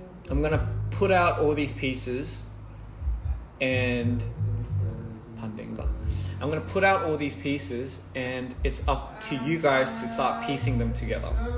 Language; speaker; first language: English; early bilingual, other home language; Korean